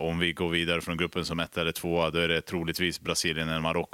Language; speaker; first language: Swedish; native; Swedish